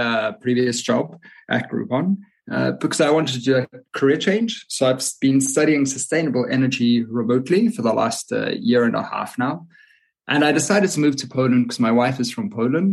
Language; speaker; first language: English; native; English